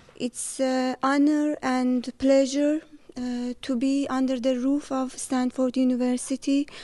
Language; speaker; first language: English; non-native, fluent; Persian